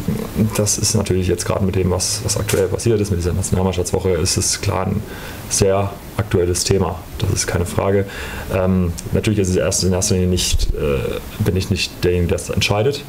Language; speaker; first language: German; native; German